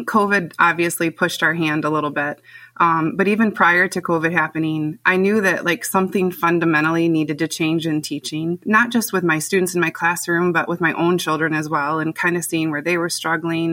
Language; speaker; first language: English; native; English